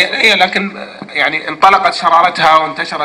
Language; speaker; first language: Arabic; native; Arabic